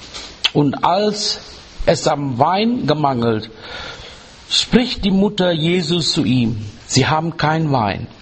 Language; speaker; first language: German; non-native, learner; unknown